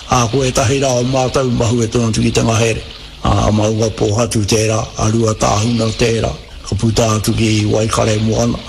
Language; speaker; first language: Māori; native; Māori